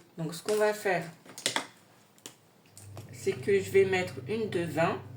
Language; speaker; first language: French; native; French